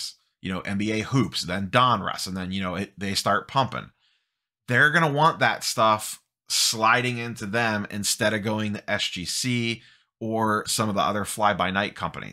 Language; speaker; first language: English; native; English